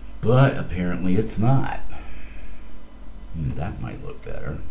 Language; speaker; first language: English; native; English